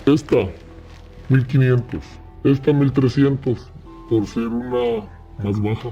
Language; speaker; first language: Spanish; native; Spanish